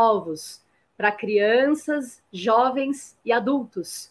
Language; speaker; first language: Portuguese; native; Portuguese